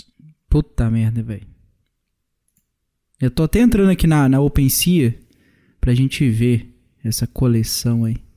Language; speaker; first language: Portuguese; native; Portuguese